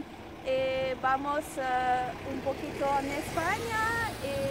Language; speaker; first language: Spanish; non-native, learner; French